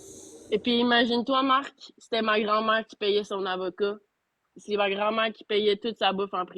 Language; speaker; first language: French; native; French